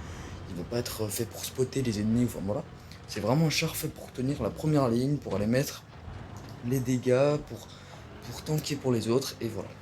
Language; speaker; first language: French; native; French